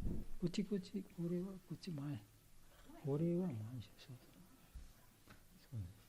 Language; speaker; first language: Japanese; non-native, learner; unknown